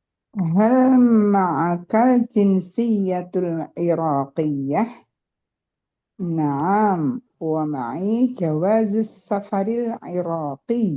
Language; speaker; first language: Arabic; non-native, learner; Indonesian